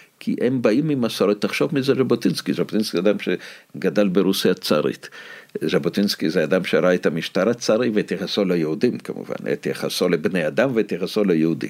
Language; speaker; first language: Hebrew; non-native, fluent; Russian